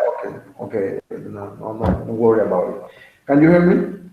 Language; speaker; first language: English; non-native, learner; Spanish